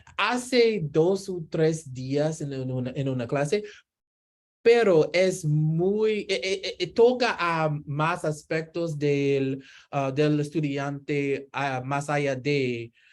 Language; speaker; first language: Spanish; non-native, learner; English